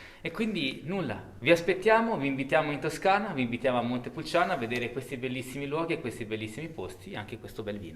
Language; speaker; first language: Italian; native; Italian